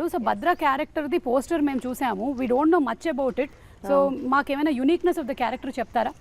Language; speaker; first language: Telugu; native; Telugu